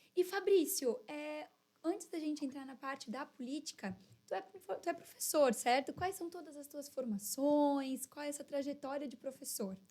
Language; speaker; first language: Portuguese; native; Portuguese